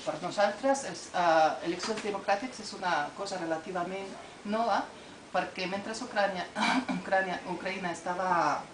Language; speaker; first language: Catalan; non-native, fluent; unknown